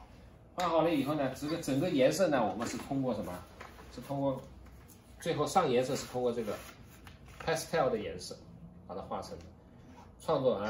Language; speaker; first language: Chinese; native; Chinese